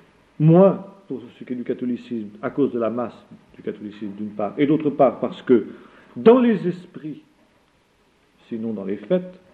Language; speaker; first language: French; native; French